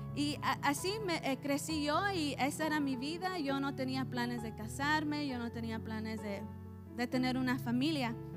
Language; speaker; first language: Spanish; early bilingual, heritage; Spanish